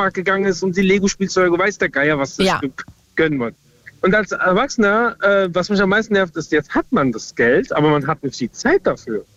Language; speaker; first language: German; native; German